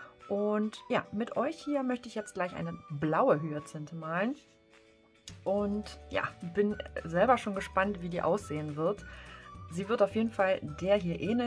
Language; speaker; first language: German; native; German